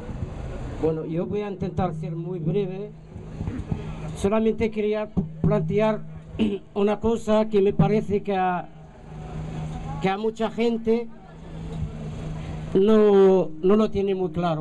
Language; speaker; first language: Spanish; non-native, fluent; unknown